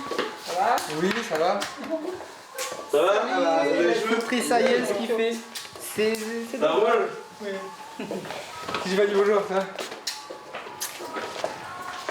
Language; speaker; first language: French; native; French